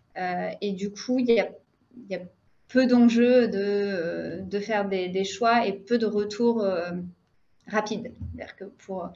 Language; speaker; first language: French; native; French